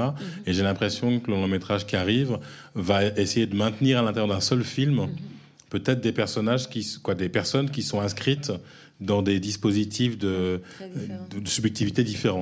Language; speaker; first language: French; native; French